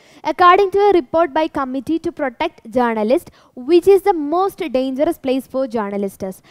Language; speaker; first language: English; non-native, local second language; Malayalam